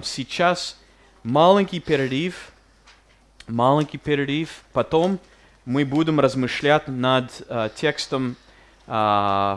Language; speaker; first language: Russian; non-native, fluent; English